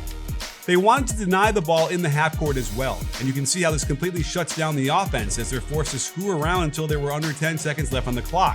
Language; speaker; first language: English; native; English